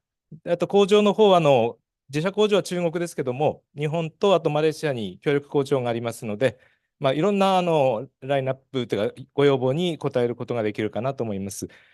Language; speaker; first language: Japanese; native; Japanese